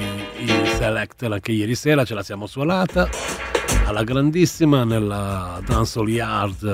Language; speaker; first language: Italian; native; Italian